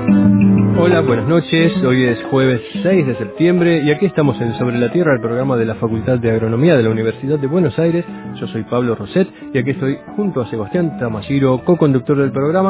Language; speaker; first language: Spanish; native; Spanish